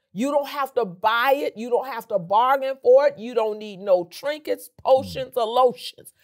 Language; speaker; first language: English; native; English